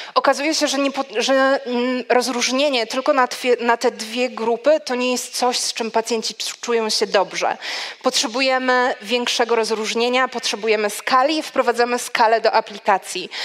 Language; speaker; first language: Polish; native; Polish